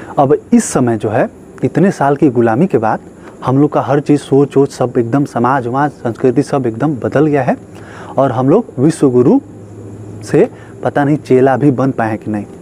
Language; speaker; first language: Hindi; native; Hindi